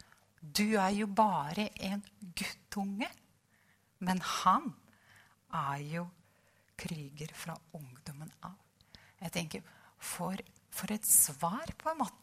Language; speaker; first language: Norwegian; non-native, fluent; Russian